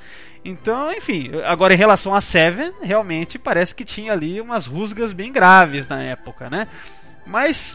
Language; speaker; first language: Portuguese; native; Portuguese